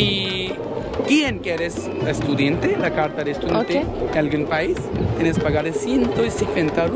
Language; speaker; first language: Spanish; non-native, learner; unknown